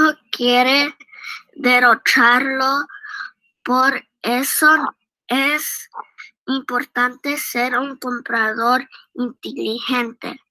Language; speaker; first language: Spanish; early bilingual, heritage; Spanish